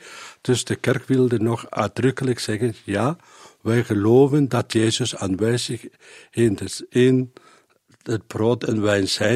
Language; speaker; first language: Dutch; non-native, learner; Spanish